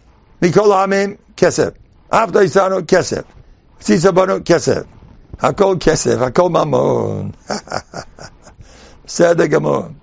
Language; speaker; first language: Hebrew; non-native, fluent; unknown